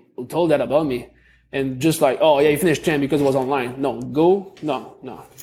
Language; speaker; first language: English; native; English